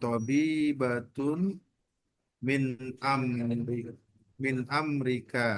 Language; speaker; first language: Arabic; non-native, learner; Indonesian